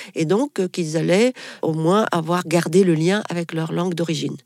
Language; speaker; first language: French; non-native, local second language; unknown